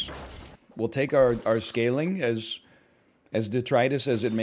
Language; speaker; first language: English; native; English